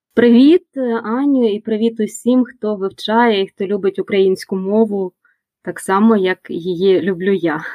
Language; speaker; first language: Ukrainian; native; Ukrainian